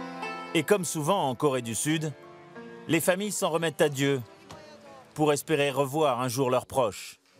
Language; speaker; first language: French; native; French